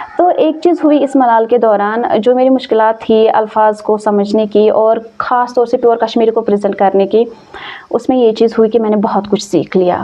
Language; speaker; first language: Urdu; non-native, local second language; Kashmiri